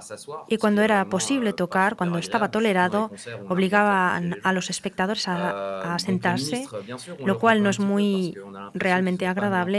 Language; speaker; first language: Spanish; native; Spanish